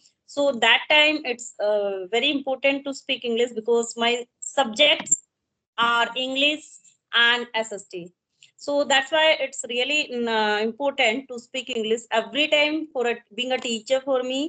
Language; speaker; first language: English; non-native, local second language; Hindi